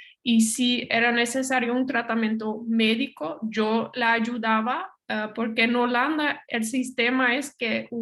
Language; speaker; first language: Spanish; non-native, fluent; Dutch